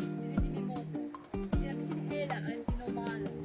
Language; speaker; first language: German; non-native, learner; Portuguese